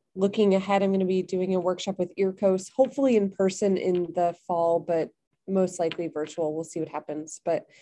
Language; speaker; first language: English; native; English